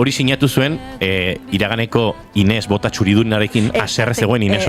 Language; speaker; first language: Basque; native; Basque